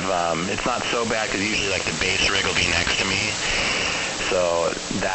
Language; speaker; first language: English; native; English